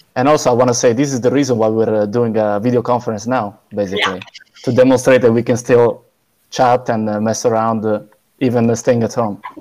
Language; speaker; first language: English; non-native, fluent; Italian